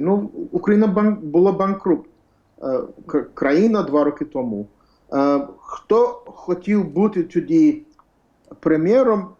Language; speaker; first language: Ukrainian; early bilingual, heritage; Ukrainian